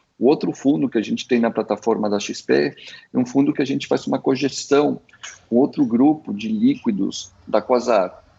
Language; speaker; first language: Portuguese; early bilingual, other home language; Spanish